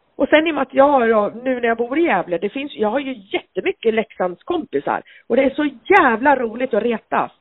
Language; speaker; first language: Swedish; native; Swedish